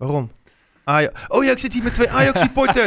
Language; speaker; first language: Dutch; native; Dutch